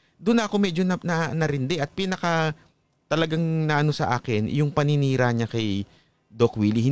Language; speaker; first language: Filipino; native; Filipino